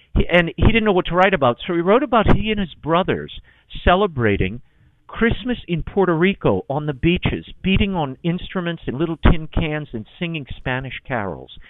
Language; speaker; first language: English; native; English